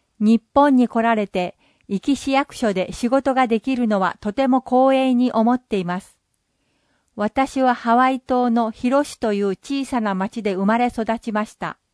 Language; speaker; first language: Japanese; non-native, fluent; English